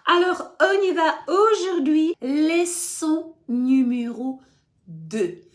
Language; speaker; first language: French; non-native, fluent; Ukrainian